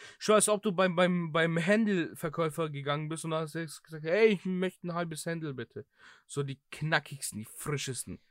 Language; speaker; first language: German; early bilingual, other home language; Greek